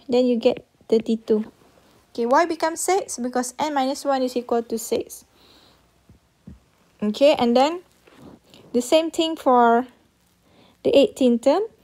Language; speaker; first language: English; non-native, local second language; Malay